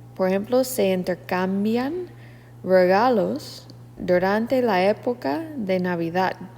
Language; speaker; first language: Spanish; non-native, fluent; English